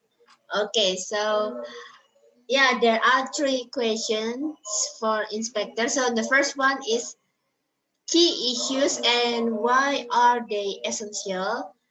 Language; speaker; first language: English; non-native, learner; Indonesian